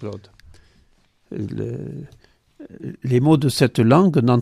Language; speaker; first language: French; non-native, local second language; Occitan